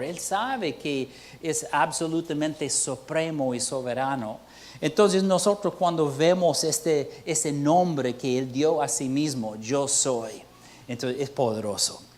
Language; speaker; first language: Spanish; non-native, fluent; English